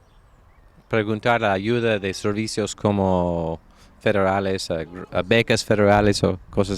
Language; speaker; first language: Spanish; non-native, fluent; English